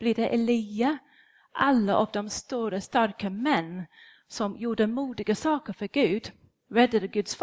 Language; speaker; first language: Swedish; non-native, fluent; English